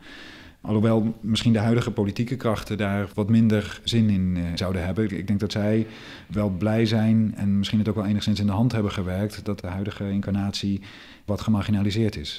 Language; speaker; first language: Dutch; native; Dutch